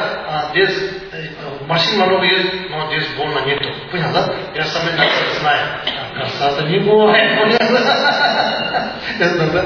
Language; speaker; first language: Russian; non-native, learner; Tibetan